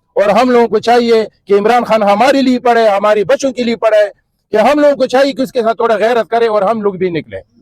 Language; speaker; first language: Urdu; non-native, local second language; Punjabi